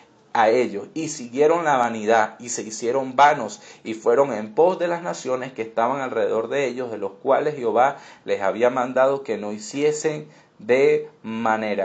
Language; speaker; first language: Spanish; native; Spanish